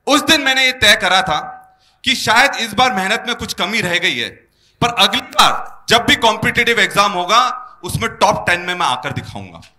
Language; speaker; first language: Hindi; native; Hindi